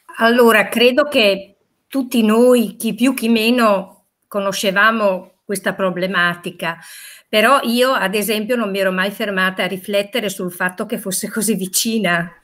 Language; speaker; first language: Italian; native; Italian